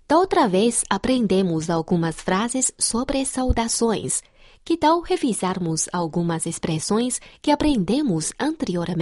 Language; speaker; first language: Portuguese; non-native, fluent; Chinese